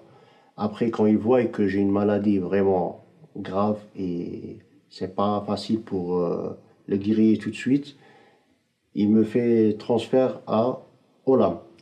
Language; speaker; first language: French; non-native, fluent; Arabic